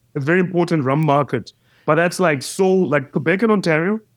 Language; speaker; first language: English; non-native, local second language; Shona